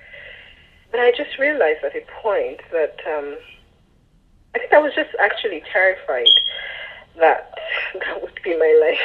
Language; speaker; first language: English; non-native, local second language; Yoruba